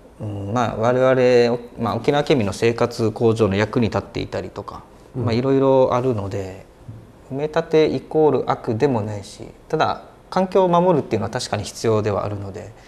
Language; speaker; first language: Japanese; native; Japanese